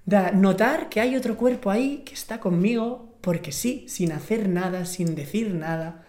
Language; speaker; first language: Spanish; non-native, local second language; Catalan